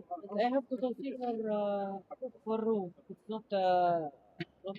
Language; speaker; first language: English; non-native, learner; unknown